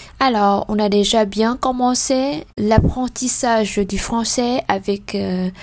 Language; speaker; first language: French; non-native, fluent; Vietnamese